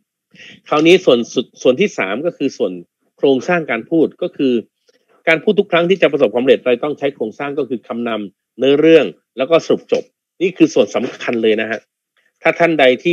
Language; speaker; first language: Thai; native; Thai